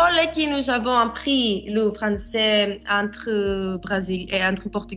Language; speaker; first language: French; non-native, learner; Greek